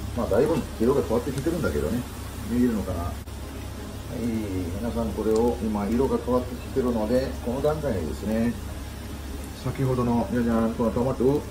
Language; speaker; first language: Japanese; non-native, fluent; Bangla